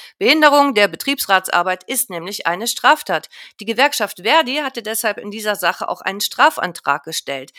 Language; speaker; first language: German; native; German